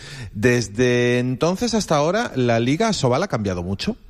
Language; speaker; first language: Spanish; native; Spanish